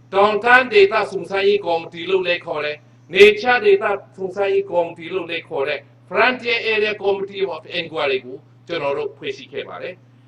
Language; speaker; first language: Burmese; non-native, local second language; Hakha Chin